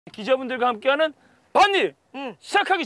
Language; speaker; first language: Korean; native; Korean